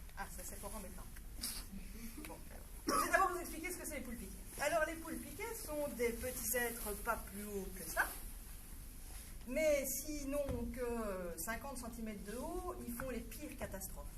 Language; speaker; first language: French; native; French